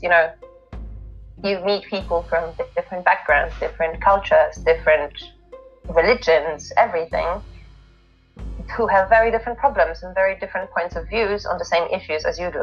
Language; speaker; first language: English; non-native, fluent; Polish